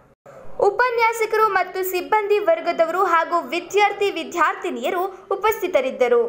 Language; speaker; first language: Kannada; native; Kannada